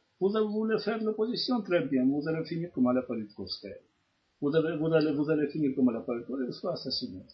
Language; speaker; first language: French; non-native, fluent; Georgian